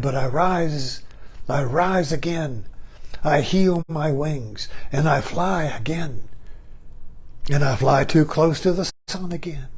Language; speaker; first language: English; native; English